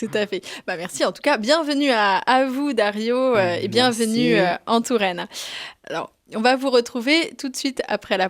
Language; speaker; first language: French; native; French